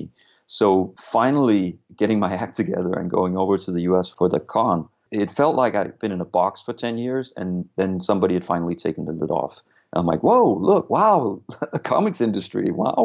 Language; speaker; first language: English; non-native, fluent; Danish